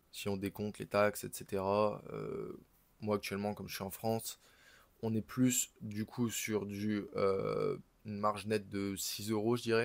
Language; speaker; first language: French; native; French